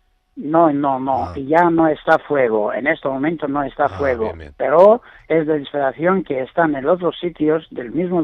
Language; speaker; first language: Spanish; non-native, learner; Greek